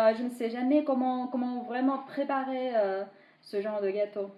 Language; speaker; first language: French; non-native, fluent; Chinese